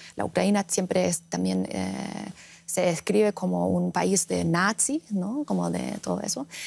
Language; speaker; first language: Spanish; non-native, fluent; Russian